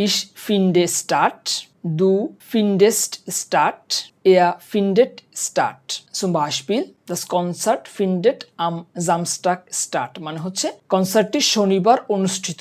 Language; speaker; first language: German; non-native, fluent; Bangla